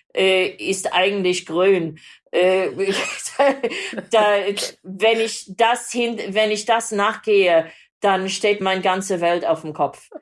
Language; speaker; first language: German; non-native, fluent; English